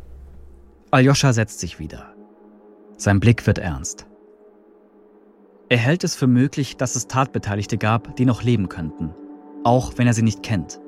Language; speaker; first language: German; native; German